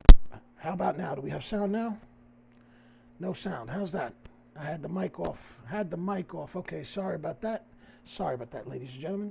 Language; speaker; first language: English; native; English